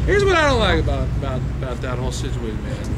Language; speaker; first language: English; native; English